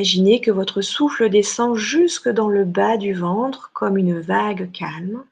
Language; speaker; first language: French; native; French